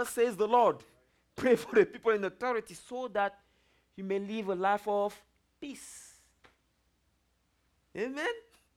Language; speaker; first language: English; non-native, local second language; French